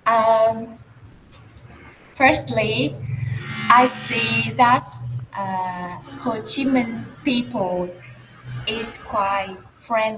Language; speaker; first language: English; non-native, learner; Vietnamese